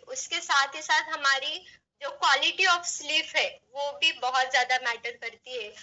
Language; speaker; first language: Hindi; non-native, local second language; Marathi